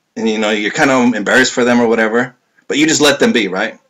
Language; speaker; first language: English; native; English